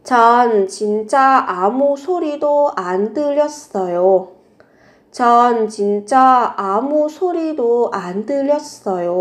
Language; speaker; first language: Korean; non-native, fluent; Vietnamese